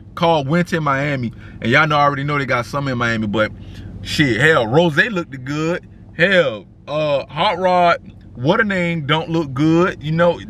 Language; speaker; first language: English; native; English